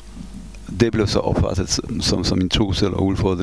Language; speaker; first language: Danish; non-native, fluent; Polish